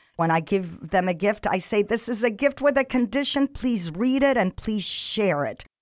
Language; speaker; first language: English; non-native, fluent; Arabic